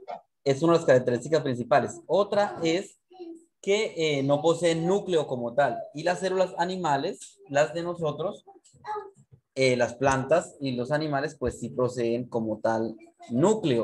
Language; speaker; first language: Spanish; native; Spanish